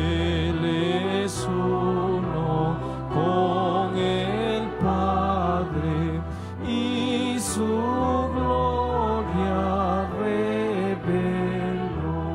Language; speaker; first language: Spanish; native; Spanish